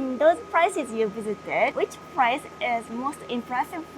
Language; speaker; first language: English; non-native, learner; Japanese